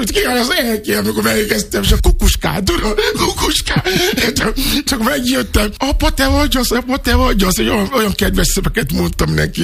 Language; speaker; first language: Hungarian; non-native, learner; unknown